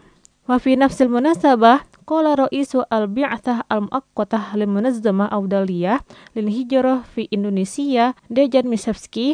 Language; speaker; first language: Arabic; non-native, fluent; Indonesian